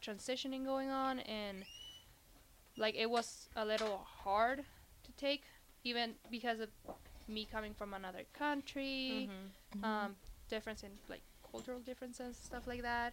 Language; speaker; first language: English; non-native, fluent; Spanish